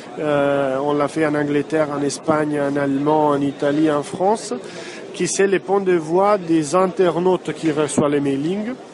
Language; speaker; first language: French; non-native, fluent; Italian